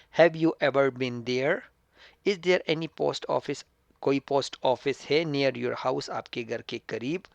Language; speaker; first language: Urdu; non-native, local second language; Pashto